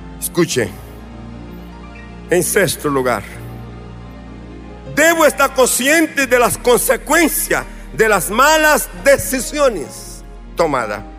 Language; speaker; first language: Spanish; non-native, fluent; Portuguese